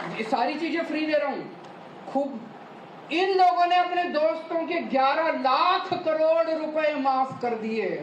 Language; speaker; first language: Hindi; native; Hindi